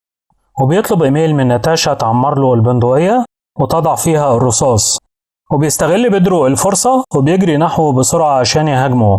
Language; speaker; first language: Arabic; native; Arabic